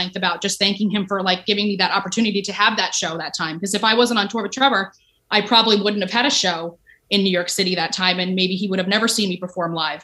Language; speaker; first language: English; native; English